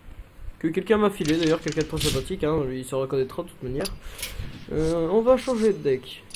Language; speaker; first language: French; native; French